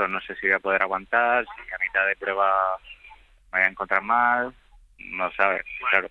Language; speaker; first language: Spanish; native; Spanish